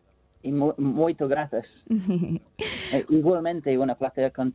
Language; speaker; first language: Spanish; non-native, learner; English